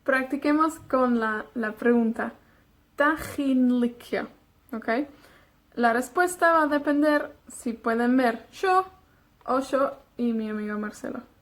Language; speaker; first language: Spanish; non-native, fluent; Welsh